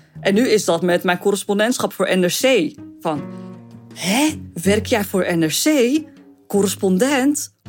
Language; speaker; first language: Dutch; early bilingual, other home language; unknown